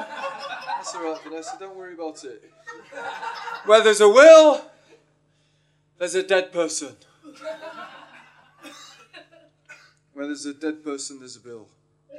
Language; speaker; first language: English; native; English